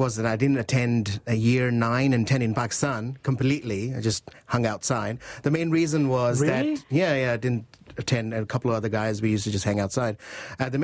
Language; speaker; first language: English; non-native, local second language; Urdu